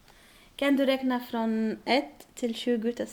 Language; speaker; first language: Swedish; non-native, learner; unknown